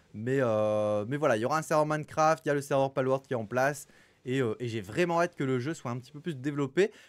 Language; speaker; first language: French; native; French